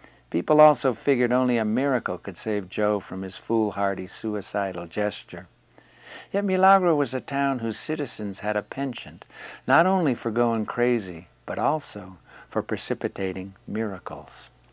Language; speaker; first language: English; native; English